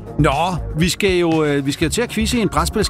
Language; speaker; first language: Danish; native; Danish